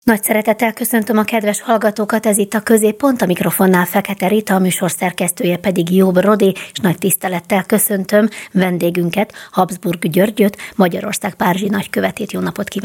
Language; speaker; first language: Hungarian; native; Hungarian